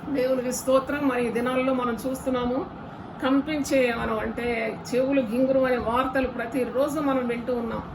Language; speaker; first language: Telugu; non-native, local second language; Malayalam